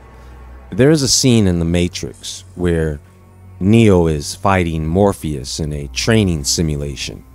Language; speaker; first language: English; native; English